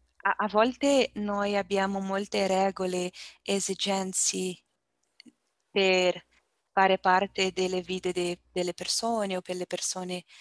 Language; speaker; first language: Italian; non-native, learner; Portuguese